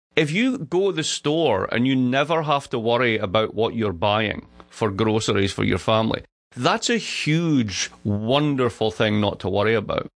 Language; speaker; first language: English; native; English